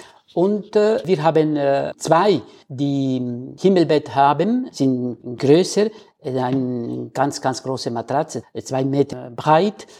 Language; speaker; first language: German; non-native, learner; Spanish